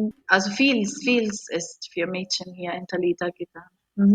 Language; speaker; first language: German; non-native, fluent; Arabic